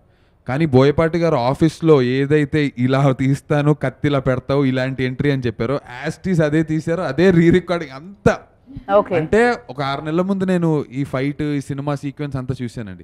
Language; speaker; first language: Telugu; native; Telugu